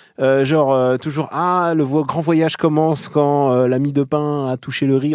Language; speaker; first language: French; native; French